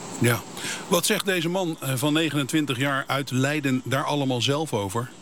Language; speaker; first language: Dutch; native; Dutch